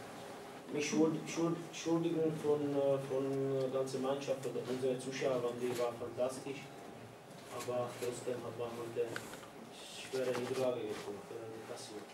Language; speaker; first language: German; non-native, learner; Czech